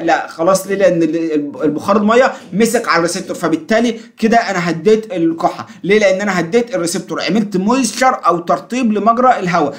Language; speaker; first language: Arabic; native; Arabic